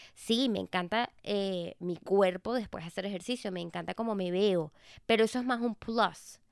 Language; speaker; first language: Spanish; native; Spanish